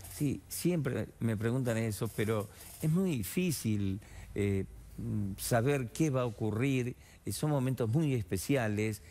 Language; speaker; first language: Spanish; native; Spanish